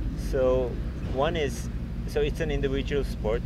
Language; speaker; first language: English; non-native, fluent; Turkish